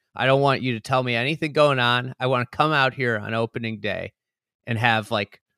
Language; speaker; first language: English; native; English